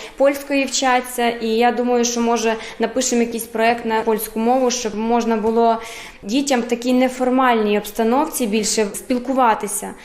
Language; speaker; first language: Ukrainian; early bilingual, heritage; Ukrainian